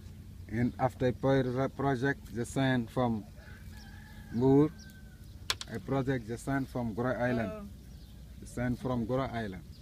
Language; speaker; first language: English; non-native, local second language; Wolof